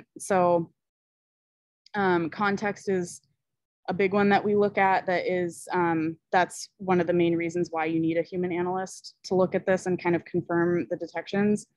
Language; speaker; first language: English; native; English